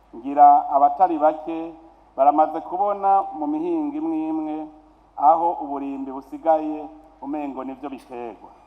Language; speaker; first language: Rundi; native; Rundi